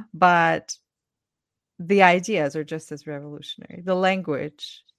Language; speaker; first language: English; non-native, fluent; Ukrainian